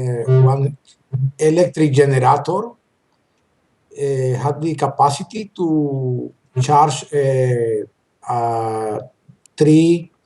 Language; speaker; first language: English; non-native, learner; Spanish